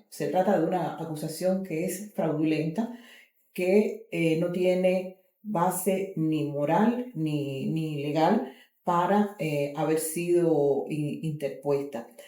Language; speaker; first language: Spanish; native; Spanish